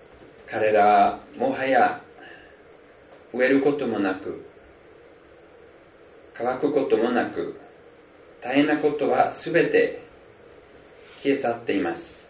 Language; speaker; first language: Japanese; non-native, fluent; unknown